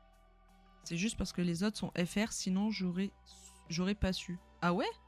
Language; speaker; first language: French; native; French